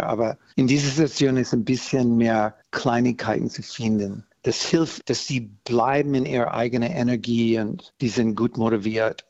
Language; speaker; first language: German; non-native, fluent; English